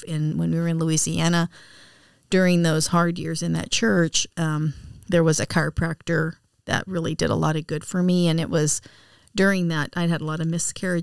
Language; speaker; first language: English; native; English